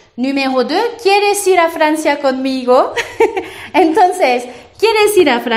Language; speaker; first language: Spanish; non-native, fluent; French